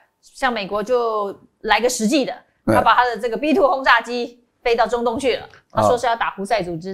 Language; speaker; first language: Chinese; native; Chinese